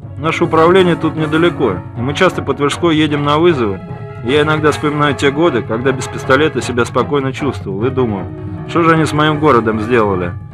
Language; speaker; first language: Russian; native; Russian